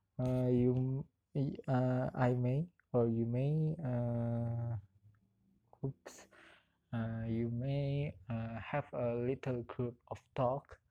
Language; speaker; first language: English; non-native, learner; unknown